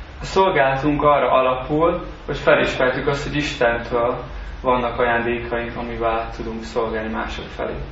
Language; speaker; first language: Hungarian; native; Hungarian